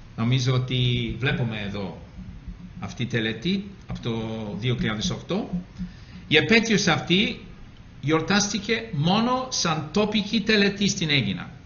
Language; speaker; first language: Greek; early bilingual, heritage; Greek